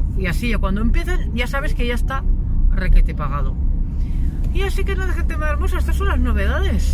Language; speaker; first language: Spanish; native; Spanish